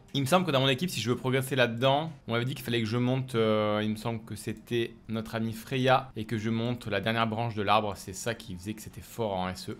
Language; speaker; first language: French; native; French